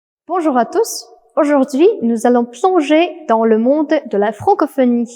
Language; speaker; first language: French; non-native, fluent; Russian